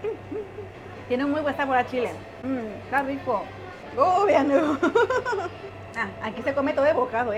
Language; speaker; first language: Spanish; native; Spanish